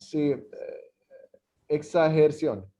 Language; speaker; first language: Spanish; non-native, learner; English